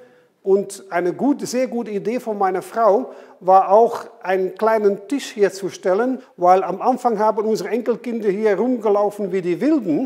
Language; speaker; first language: German; non-native, fluent; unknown